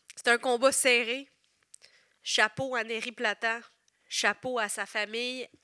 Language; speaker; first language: French; native; French